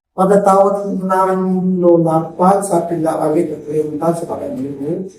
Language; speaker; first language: Malay; non-native, local second language; Chinese